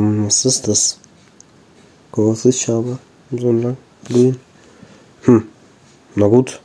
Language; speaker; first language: German; native; German